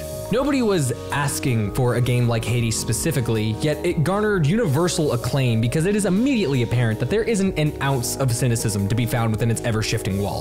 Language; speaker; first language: English; native; English